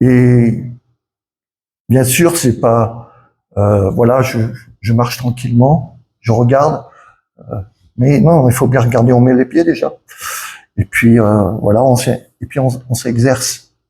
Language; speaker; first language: French; native; French